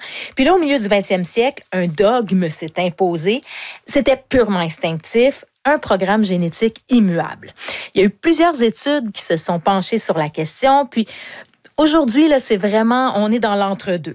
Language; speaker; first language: French; native; French